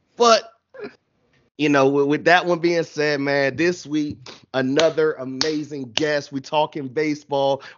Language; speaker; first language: English; native; English